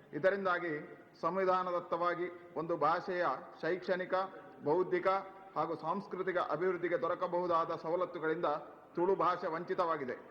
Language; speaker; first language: Kannada; non-native, local second language; Tulu